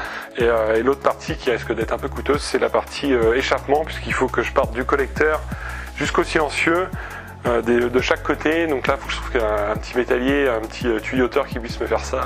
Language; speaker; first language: French; native; French